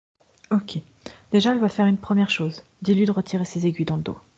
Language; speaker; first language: French; native; French